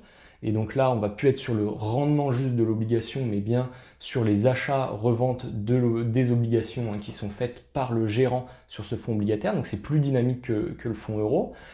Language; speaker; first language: French; native; French